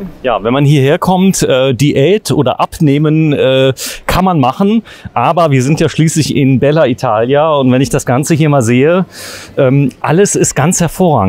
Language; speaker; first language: German; native; German